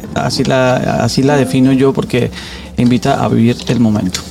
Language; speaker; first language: Spanish; native; Spanish